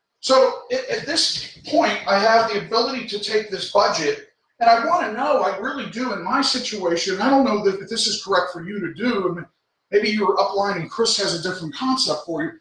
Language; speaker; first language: English; native; English